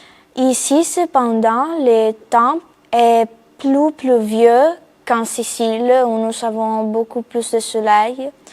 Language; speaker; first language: French; non-native, fluent; Italian